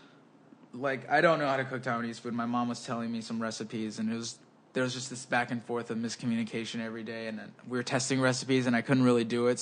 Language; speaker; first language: English; early bilingual, other home language; Spanish